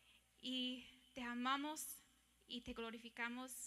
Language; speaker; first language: Spanish; early bilingual, heritage; English